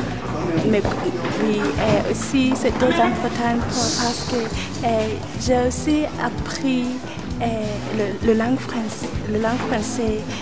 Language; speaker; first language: French; non-native, learner; Southern Sotho